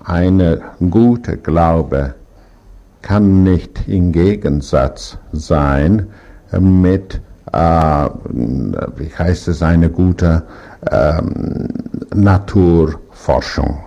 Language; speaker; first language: German; non-native, learner; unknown